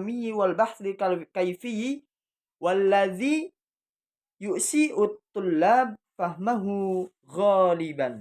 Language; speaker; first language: Arabic; non-native, learner; Indonesian